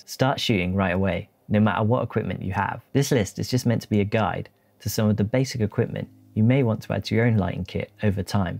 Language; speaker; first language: English; native; English